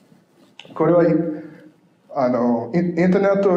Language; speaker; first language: Japanese; non-native, fluent; English